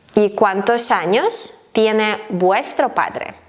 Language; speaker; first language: Spanish; non-native, fluent; Ukrainian